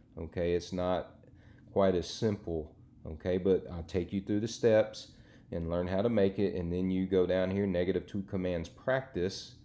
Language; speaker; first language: English; native; English